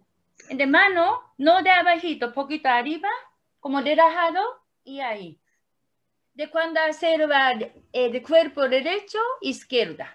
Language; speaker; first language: Spanish; non-native, learner; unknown